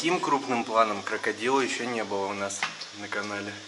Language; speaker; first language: Russian; native; Russian